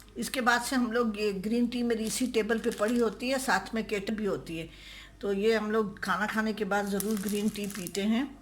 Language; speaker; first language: Urdu; non-native, local second language; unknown